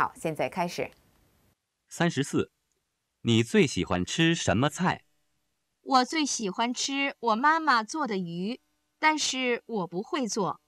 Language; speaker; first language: Chinese; non-native, fluent; Korean